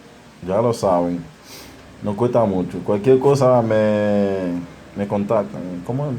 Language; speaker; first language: Spanish; non-native, fluent; Haitian Creole